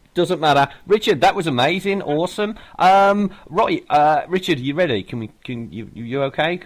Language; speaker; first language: English; native; English